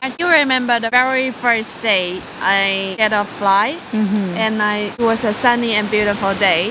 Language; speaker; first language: English; non-native, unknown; Chinese